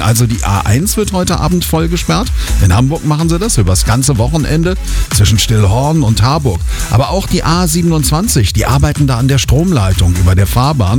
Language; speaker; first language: German; native; German